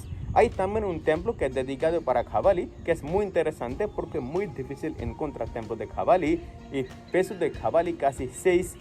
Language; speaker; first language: Spanish; non-native, learner; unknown